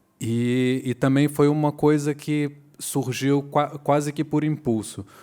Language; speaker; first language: Portuguese; native; Portuguese